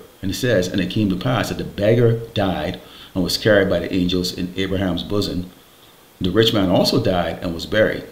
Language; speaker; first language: English; native; English